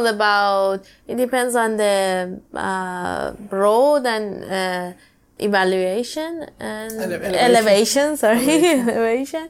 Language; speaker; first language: English; non-native, learner; Persian